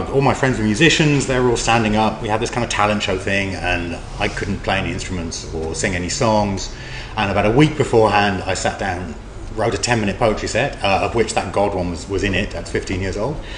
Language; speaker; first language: English; native; English